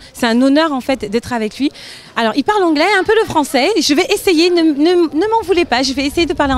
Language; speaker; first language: French; native; French